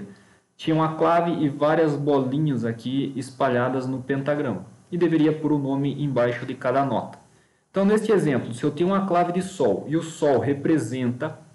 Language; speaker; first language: Portuguese; native; Portuguese